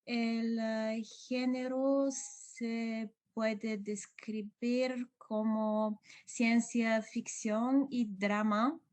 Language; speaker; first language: Spanish; non-native, learner; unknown